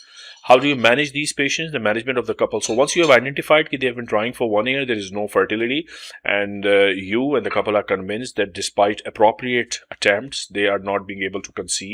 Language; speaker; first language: English; non-native, local second language; Urdu